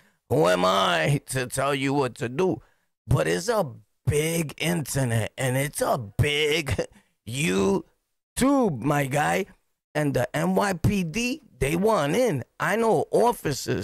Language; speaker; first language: English; early bilingual, other home language; Spanish